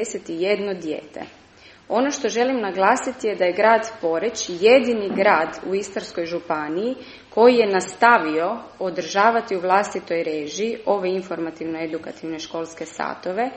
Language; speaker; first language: Croatian; native; Croatian